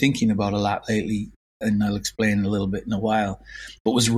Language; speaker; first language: English; native; English